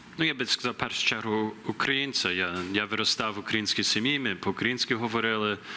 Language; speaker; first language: Ukrainian; early bilingual, heritage; Ukrainian